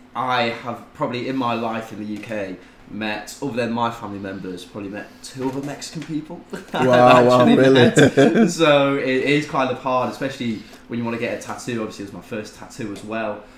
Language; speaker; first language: English; native; English